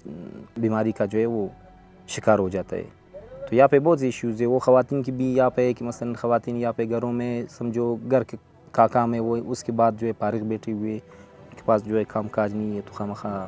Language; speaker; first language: Hindi; non-native, local second language; Pashto